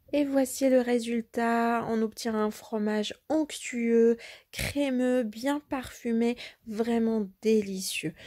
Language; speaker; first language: French; non-native, local second language; Arabic